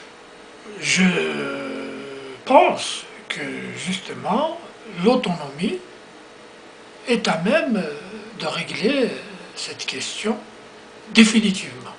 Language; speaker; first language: French; non-native, local second language; Kabyle